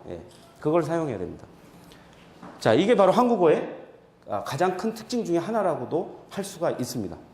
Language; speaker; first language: Korean; native; Korean